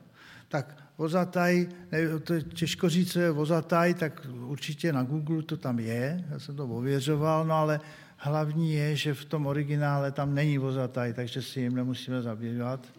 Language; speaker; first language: Czech; native; Czech